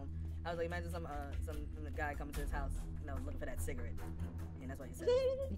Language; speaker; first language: English; native; English